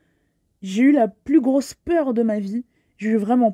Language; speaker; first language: French; native; French